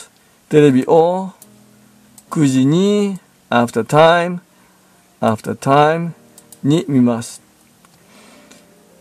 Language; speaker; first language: Japanese; non-native, learner; English